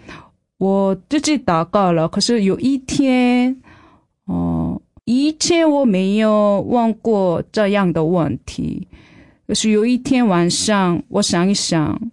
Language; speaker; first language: Chinese; non-native, fluent; Korean